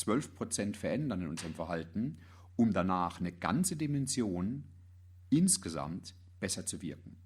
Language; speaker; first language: German; native; German